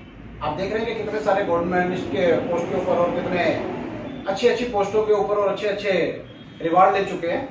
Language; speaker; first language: Hindi; native; Hindi